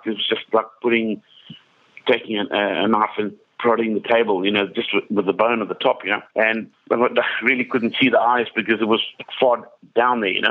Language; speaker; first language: English; native; English